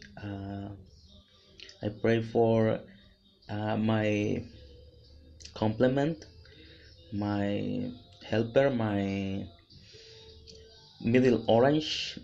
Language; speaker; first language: English; non-native, learner; Spanish